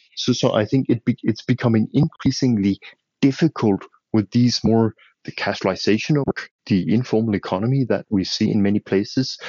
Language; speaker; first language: English; non-native, fluent; Danish